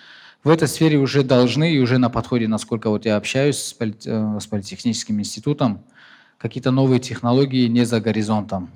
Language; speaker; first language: Russian; non-native, local second language; Tajik